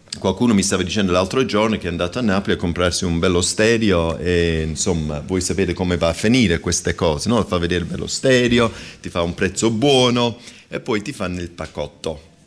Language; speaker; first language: Italian; non-native, fluent; English